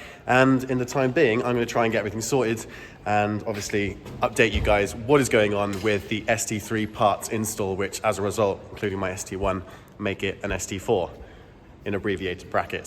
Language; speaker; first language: English; native; English